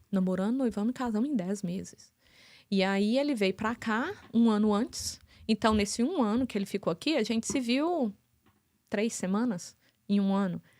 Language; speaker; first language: Portuguese; native; Portuguese